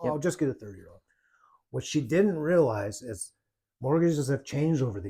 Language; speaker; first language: English; native; English